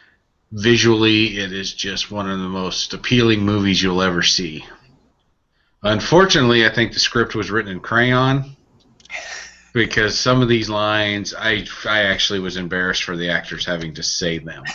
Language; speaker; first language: English; native; English